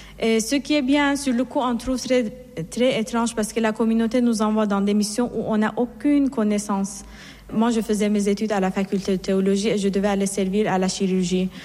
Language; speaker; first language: French; non-native, fluent; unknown